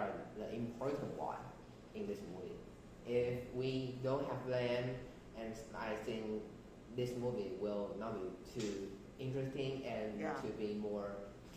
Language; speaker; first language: English; non-native, learner; Chinese